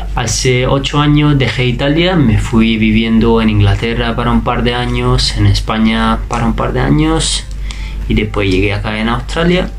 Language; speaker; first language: Spanish; non-native, fluent; Italian